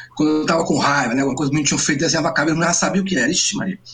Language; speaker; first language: Portuguese; native; Portuguese